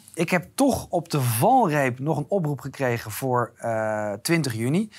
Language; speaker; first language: Dutch; native; Dutch